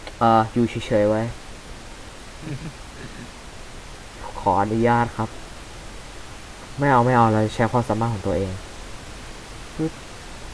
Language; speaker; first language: Thai; native; Thai